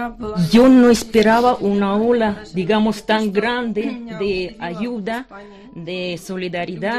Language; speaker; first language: Spanish; non-native, fluent; Ukrainian